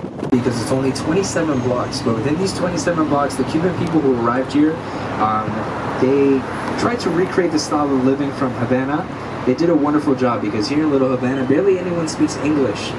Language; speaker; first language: English; early bilingual, other home language; Spanish